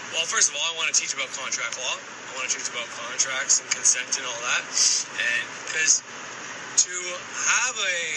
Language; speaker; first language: English; native; English